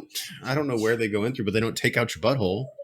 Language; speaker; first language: English; native; English